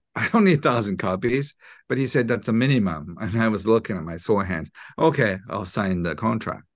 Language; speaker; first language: English; non-native, fluent; Japanese